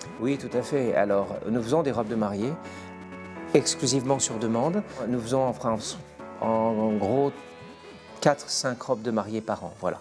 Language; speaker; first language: French; native; French